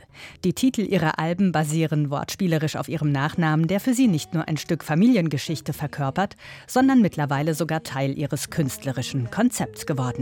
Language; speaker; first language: German; native; German